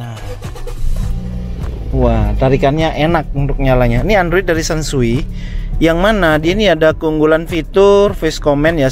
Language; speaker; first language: Indonesian; native; Indonesian